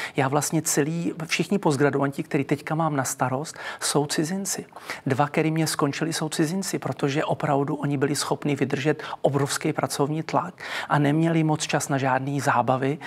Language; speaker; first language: Czech; early bilingual, heritage; Czech